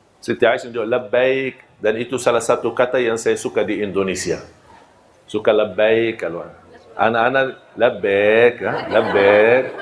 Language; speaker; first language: Malay; non-native, fluent; Arabic